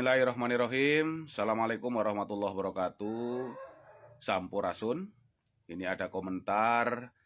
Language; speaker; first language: Indonesian; non-native, local second language; Sundanese